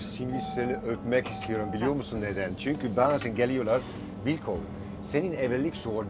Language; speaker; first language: Turkish; non-native, fluent; Dutch